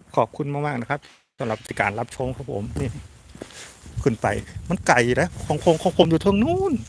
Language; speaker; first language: Thai; native; Thai